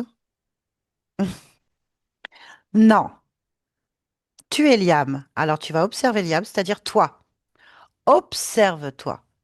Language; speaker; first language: French; native; French